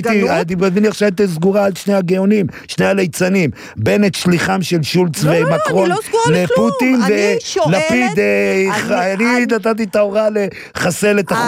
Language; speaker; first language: Hebrew; native; Hebrew